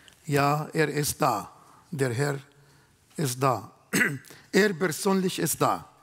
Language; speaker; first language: German; non-native, fluent; Arabic